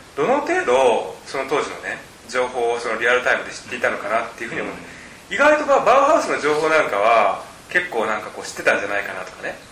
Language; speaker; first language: Japanese; native; Japanese